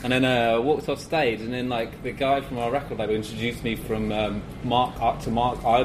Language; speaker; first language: English; native; English